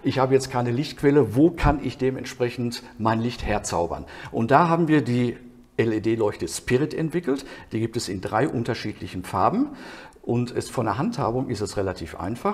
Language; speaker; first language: German; native; German